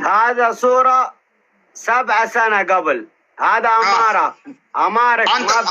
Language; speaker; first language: Arabic; non-native, learner; Oromo